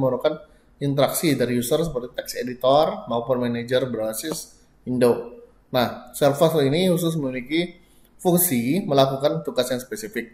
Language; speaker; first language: Indonesian; native; Indonesian